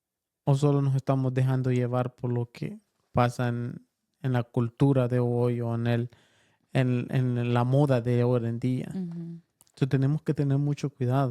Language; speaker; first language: Spanish; early bilingual, heritage; Spanish